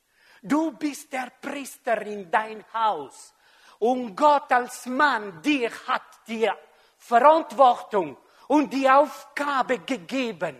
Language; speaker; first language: German; non-native, fluent; French